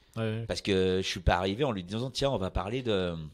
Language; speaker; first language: French; native; French